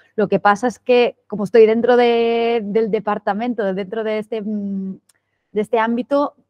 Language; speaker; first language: Spanish; non-native, local second language; Catalan